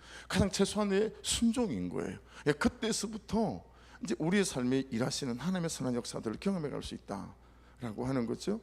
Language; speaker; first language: Korean; native; Korean